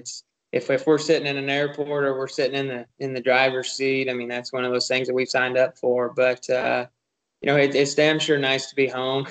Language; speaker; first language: English; native; English